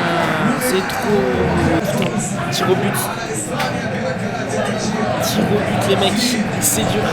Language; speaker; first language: French; native; French